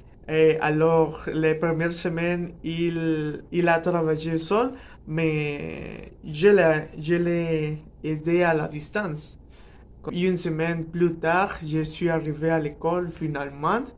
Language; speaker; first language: French; non-native, learner; Spanish